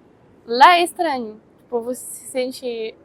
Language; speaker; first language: Portuguese; non-native, fluent; French